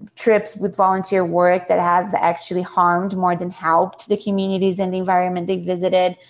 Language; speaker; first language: English; non-native, fluent; Portuguese